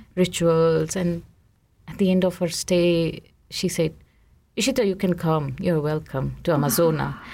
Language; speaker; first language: English; non-native, local second language; Bangla